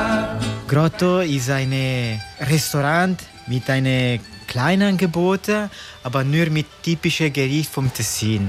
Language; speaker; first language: German; non-native, learner; Italian